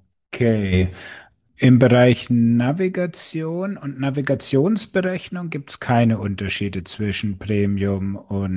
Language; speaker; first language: German; native; German